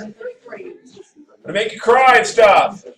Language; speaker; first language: English; native; English